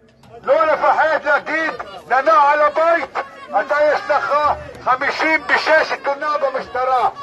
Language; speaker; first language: Hebrew; non-native, local second language; Arabic